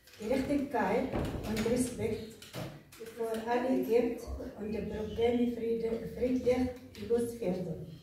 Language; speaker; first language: German; non-native, learner; Arabic